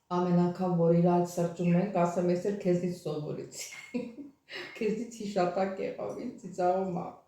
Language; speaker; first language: Armenian; native; Armenian